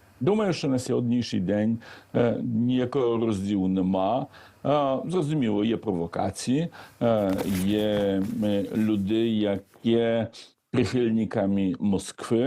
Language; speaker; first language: Ukrainian; non-native, fluent; Polish